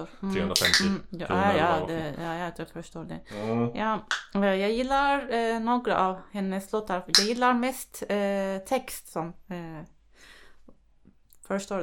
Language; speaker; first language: Swedish; non-native, learner; Turkish